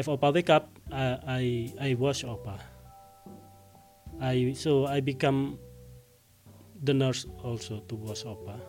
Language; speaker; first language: English; non-native, learner; Indonesian